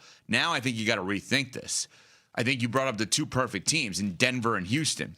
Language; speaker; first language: English; native; English